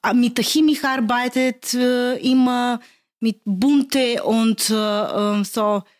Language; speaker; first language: German; non-native, learner; Bulgarian